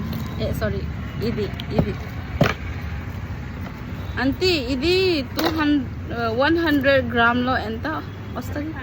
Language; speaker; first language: Telugu; non-native, learner; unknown